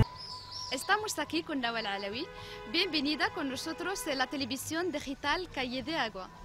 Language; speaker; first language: Spanish; non-native, fluent; Arabic